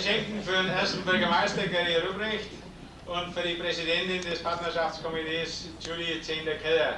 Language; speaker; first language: German; native; German